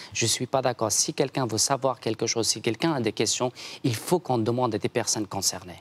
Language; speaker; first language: French; non-native, fluent; Persian